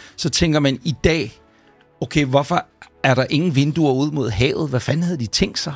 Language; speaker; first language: Danish; native; Danish